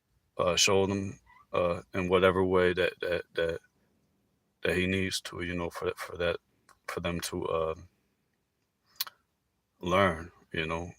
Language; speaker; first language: English; native; English